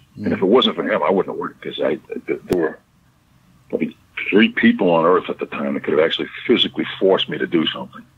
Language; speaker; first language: English; native; English